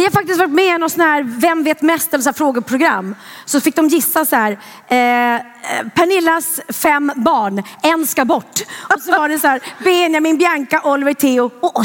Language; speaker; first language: Swedish; native; Swedish